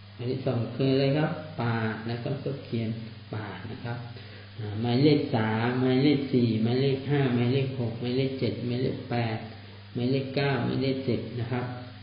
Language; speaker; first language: Thai; non-native, local second language; Malay